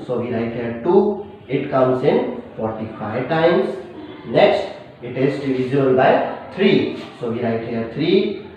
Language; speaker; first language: English; non-native, local second language; Hindi